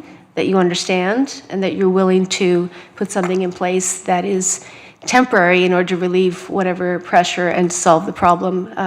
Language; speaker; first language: English; native; English